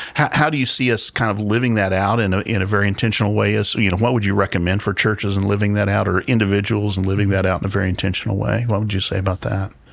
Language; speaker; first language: English; native; English